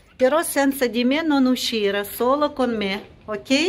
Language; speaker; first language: Italian; non-native, learner; Russian